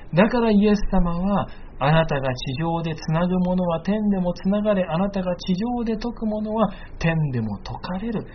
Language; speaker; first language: Japanese; native; Japanese